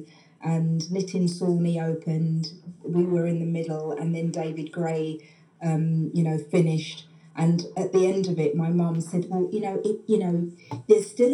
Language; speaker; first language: English; native; English